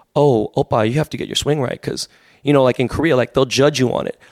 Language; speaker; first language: English; native; English